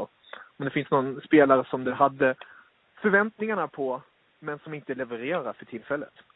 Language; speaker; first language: Swedish; native; Swedish